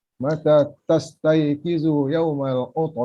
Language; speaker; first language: Arabic; non-native, learner; Malay